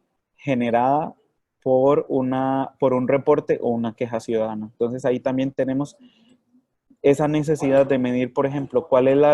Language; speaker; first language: Spanish; native; Spanish